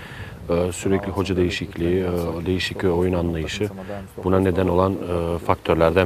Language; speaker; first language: Turkish; native; Turkish